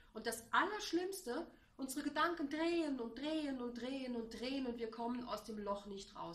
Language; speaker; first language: German; native; German